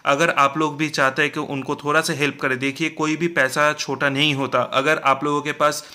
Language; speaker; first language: Hindi; non-native, local second language; Bangla